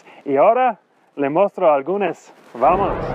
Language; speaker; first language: Spanish; non-native, learner; German